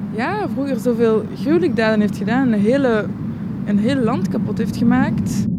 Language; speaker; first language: Dutch; non-native, local second language; French